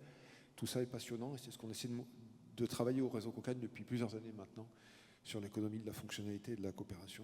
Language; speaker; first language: French; native; French